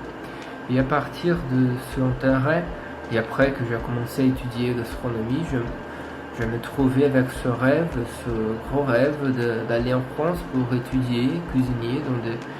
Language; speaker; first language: French; non-native, fluent; Portuguese